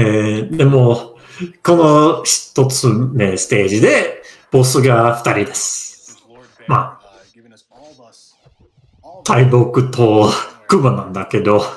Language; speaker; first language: Japanese; non-native, learner; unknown